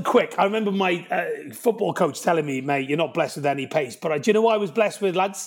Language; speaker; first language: English; native; English